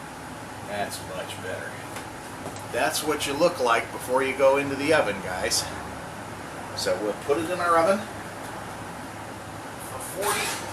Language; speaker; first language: English; native; English